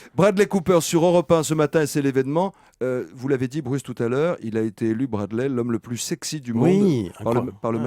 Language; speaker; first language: French; native; French